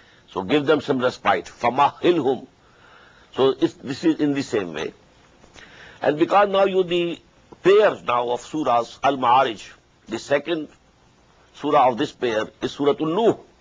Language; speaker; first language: English; non-native, local second language; Urdu